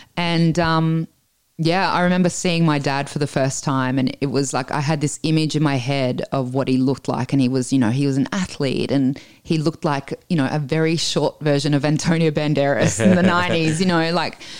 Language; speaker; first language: English; early bilingual, other home language; Italian